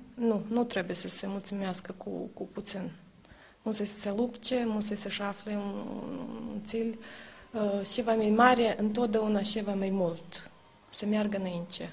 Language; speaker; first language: Romanian; non-native, local second language; Serbian